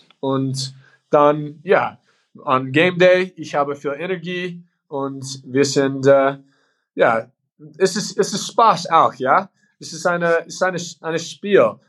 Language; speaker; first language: German; non-native, learner; English